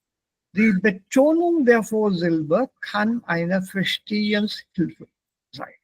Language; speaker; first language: German; non-native, fluent; Hindi